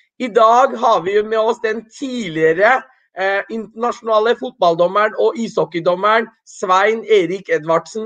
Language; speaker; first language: Norwegian; early bilingual, other home language; Urdu